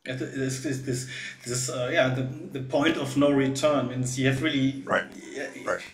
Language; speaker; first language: English; non-native, fluent; German